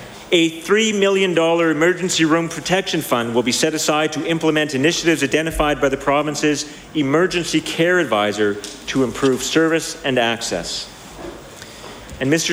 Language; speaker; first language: English; native; English